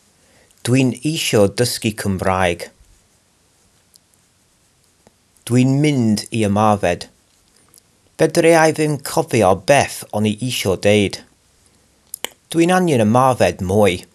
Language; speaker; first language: Welsh; non-native, learner; English